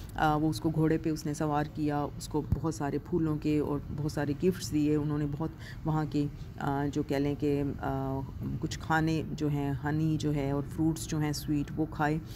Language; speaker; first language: Urdu; non-native, local second language; Punjabi